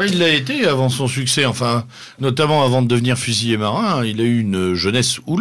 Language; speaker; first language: French; native; French